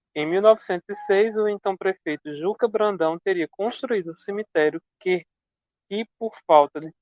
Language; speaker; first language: Portuguese; native; Portuguese